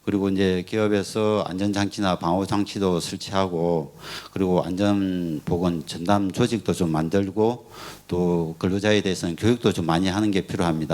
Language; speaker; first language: Korean; native; Korean